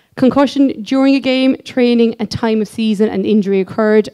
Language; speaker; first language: English; native; English